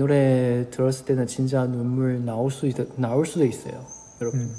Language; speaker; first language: Korean; non-native, fluent; Chinese